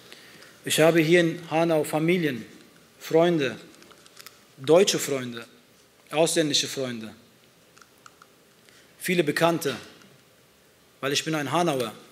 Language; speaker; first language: German; early bilingual, other home language; Turkish